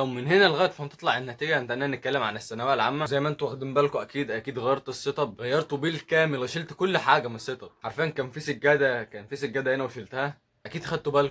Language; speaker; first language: Arabic; native; Arabic